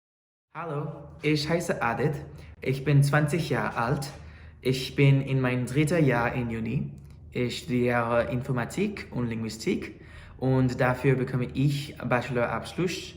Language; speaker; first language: German; non-native, learner; English